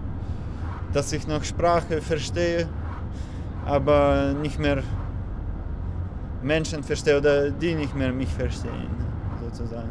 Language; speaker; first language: German; non-native, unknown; Russian